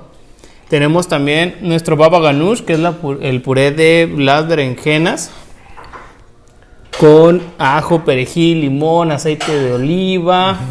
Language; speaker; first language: Spanish; native; Spanish